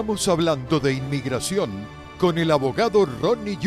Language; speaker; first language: Spanish; native; Spanish